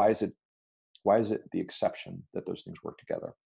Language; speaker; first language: English; native; English